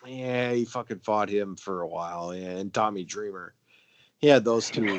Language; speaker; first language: English; native; English